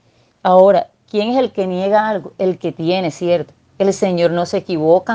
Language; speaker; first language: Spanish; native; Spanish